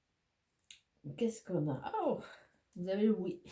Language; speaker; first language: French; native; French